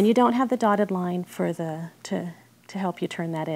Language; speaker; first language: English; native; English